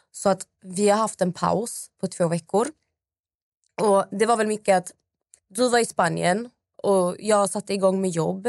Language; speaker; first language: Swedish; native; Swedish